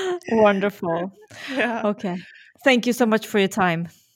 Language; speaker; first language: English; non-native, fluent; Norwegian